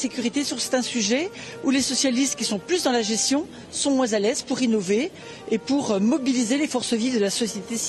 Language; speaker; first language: French; native; French